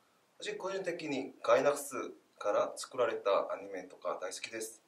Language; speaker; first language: Japanese; non-native, learner; Korean